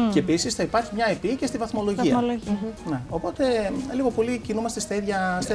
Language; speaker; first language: Greek; native; Greek